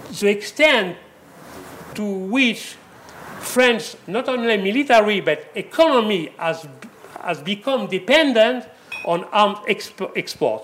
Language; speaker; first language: English; non-native, fluent; French